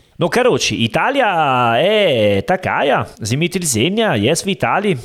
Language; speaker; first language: Russian; non-native, learner; Italian